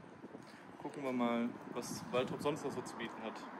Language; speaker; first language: German; native; German